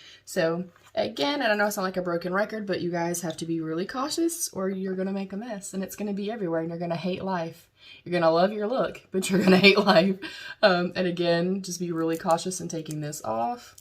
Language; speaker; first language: English; native; English